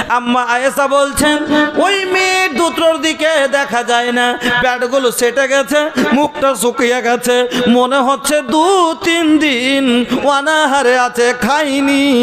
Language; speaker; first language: Bangla; non-native, local second language; Bhojpuri